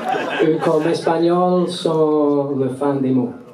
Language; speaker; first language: French; non-native, learner; English